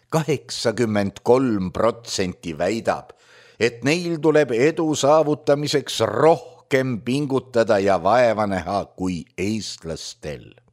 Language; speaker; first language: Estonian; native; Estonian